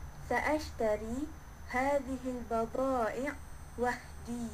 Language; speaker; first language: Arabic; non-native, learner; Malay